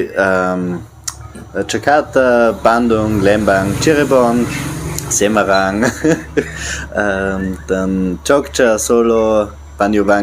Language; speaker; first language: Indonesian; non-native, learner; German